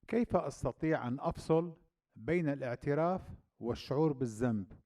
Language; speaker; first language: Arabic; native; Arabic